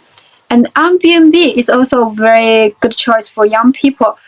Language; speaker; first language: English; non-native, fluent; Chinese